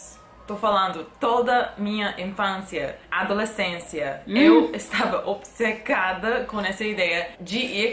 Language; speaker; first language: Portuguese; non-native, fluent; English